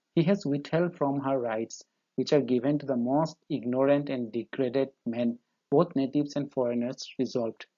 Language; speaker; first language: English; non-native, local second language; Assamese